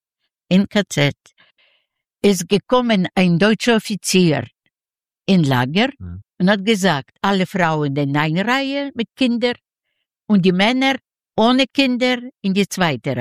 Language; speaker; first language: German; non-native, learner; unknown